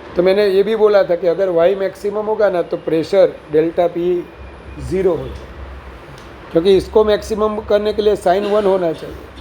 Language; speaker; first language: Hindi; non-native, local second language; Gujarati